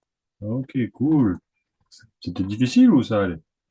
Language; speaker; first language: French; native; French